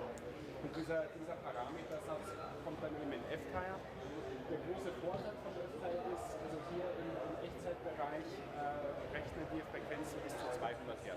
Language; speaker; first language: German; native; German